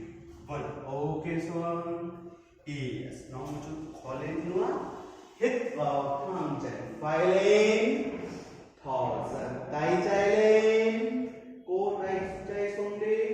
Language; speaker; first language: Vietnamese; non-native, learner; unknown